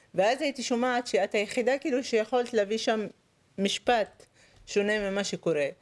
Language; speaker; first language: Hebrew; native; Hebrew